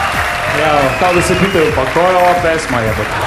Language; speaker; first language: Croatian; native; Croatian